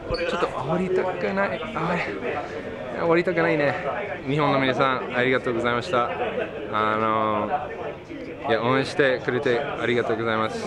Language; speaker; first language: Japanese; non-native, fluent; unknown